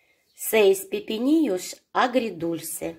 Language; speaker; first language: Spanish; non-native, learner; Ukrainian